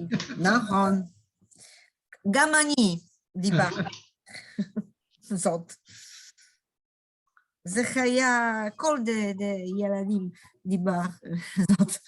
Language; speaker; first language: Hebrew; non-native, learner; Polish